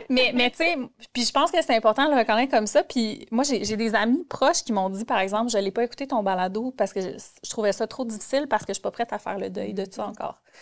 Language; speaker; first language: French; native; French